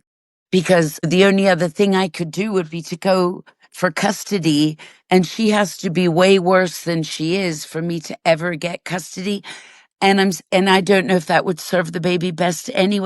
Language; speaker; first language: English; native; English